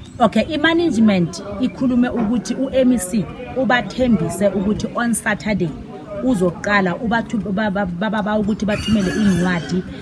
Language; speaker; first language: Zulu; non-native, local second language; South Ndebele